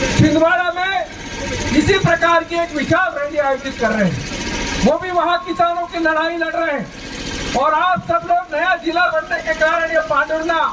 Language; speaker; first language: Hindi; native; Hindi